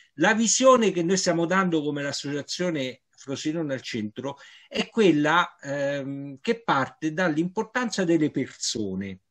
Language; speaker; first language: Italian; native; Italian